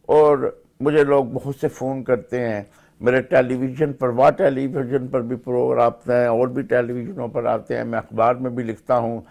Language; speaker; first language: Urdu; native; Urdu